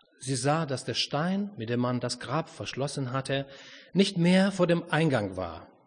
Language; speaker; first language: German; non-native, fluent; Romanian